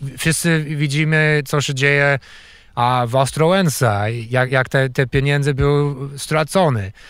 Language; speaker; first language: Polish; non-native, fluent; English